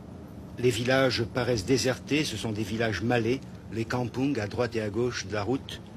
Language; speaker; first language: French; native; French